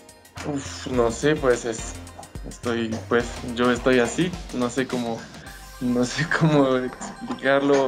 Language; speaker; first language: Spanish; non-native, fluent; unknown